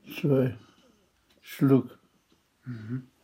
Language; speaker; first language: German; non-native, fluent; Polish